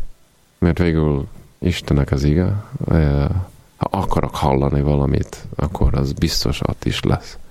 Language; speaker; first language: Hungarian; non-native, fluent; Italian